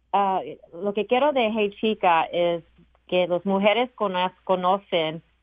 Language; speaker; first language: Spanish; early bilingual, heritage; Spanish